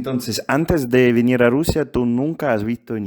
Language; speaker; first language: Spanish; non-native, fluent; Russian